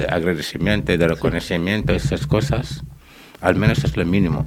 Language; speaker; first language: Spanish; non-native, learner; Wolof